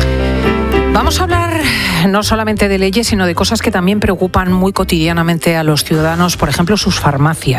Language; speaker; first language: Spanish; native; Spanish